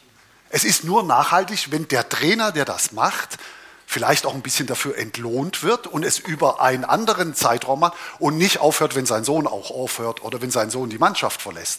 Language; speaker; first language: German; native; German